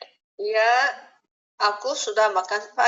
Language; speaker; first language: Indonesian; non-native, learner; Korean